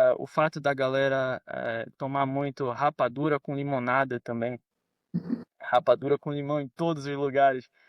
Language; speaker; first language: Portuguese; native; Portuguese